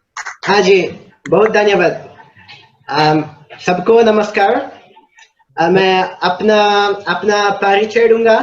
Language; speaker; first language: Hindi; non-native, learner; Italian